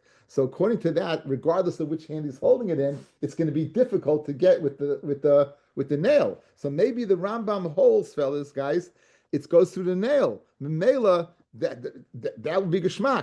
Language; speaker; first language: English; native; English